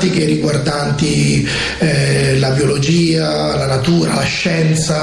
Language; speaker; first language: Italian; native; Italian